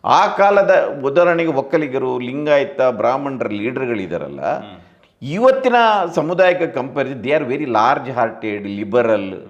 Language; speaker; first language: Kannada; non-native, local second language; Tulu